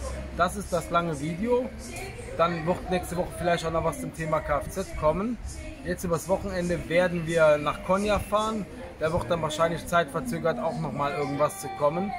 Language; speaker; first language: German; native; German